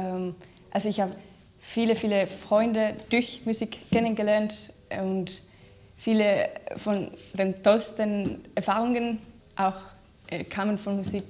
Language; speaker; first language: German; non-native, fluent; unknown